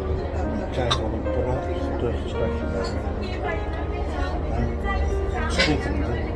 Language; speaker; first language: Dutch; native; Dutch